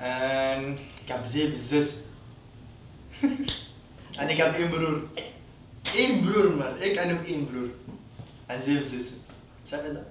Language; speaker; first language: Dutch; non-native, learner; Arabic